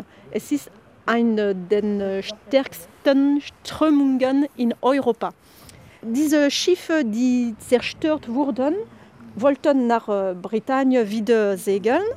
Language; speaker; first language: German; non-native, fluent; French